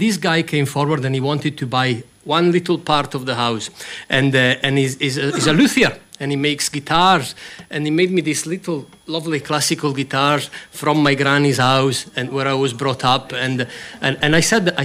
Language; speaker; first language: English; non-native, fluent; Italian